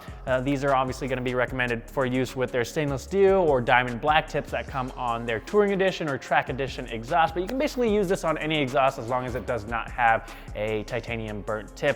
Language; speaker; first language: English; native; English